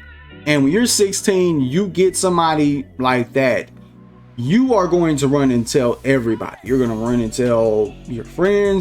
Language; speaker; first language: English; native; English